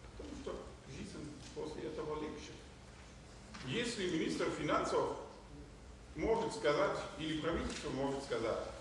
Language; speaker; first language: Russian; non-native, fluent; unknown